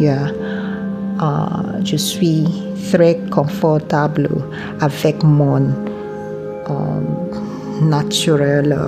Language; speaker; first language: French; non-native, learner; English